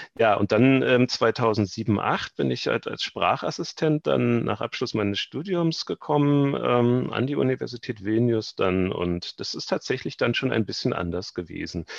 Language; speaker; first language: German; native; German